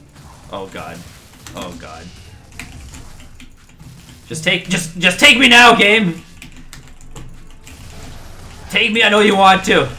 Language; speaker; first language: English; native; English